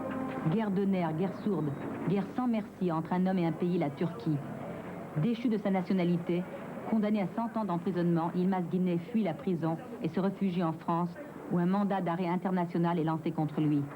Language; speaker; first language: French; native; French